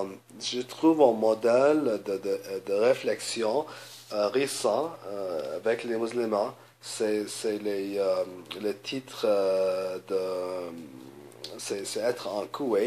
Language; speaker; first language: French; non-native, learner; English